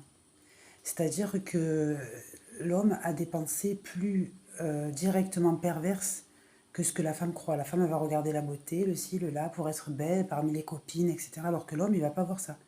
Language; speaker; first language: French; native; French